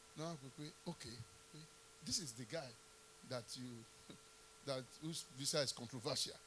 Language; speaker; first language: English; non-native, local second language; Yoruba